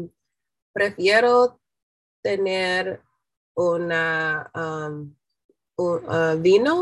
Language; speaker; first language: Spanish; non-native, learner; English